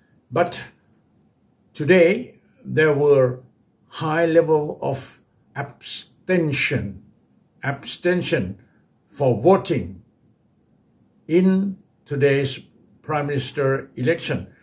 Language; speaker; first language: English; non-native, fluent; Thai